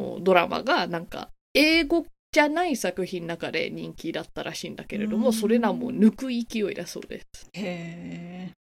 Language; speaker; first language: Japanese; native; Japanese